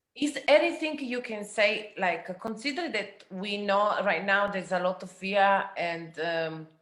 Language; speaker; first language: English; non-native, fluent; Italian